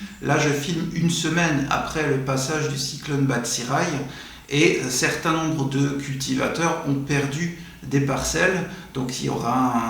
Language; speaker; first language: French; native; French